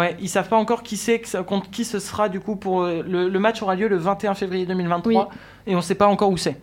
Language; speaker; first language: French; native; French